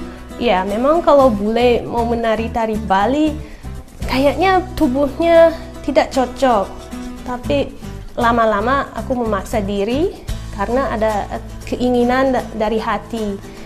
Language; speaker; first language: Indonesian; non-native, fluent; English